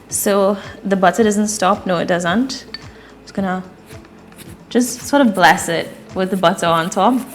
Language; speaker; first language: English; native; English